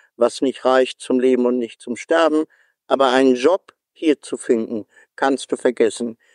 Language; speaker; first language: German; native; German